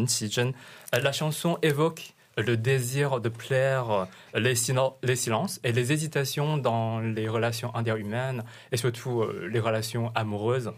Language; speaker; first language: French; non-native, fluent; Chinese